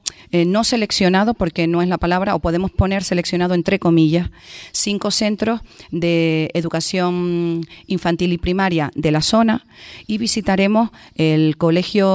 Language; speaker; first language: Spanish; native; Spanish